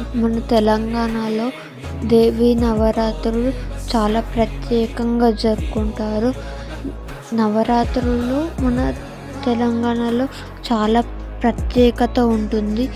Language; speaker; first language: Telugu; native; Telugu